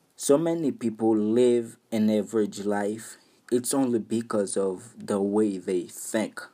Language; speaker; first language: English; non-native, fluent; Haitian Creole